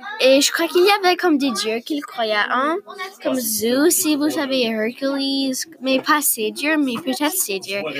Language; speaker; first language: French; non-native, learner; English